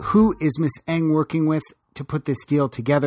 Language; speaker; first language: English; native; English